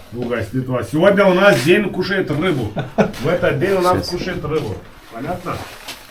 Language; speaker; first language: Russian; non-native, local second language; Gagauz